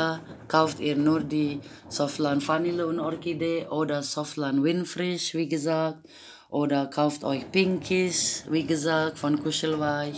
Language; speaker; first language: German; non-native, fluent; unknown